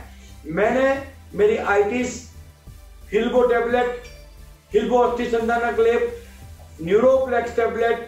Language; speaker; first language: Hindi; non-native, local second language; Gujarati